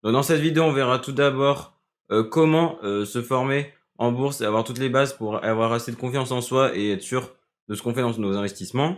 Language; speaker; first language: French; native; French